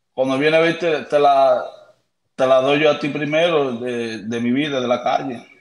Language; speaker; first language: Spanish; early bilingual, heritage; Spanish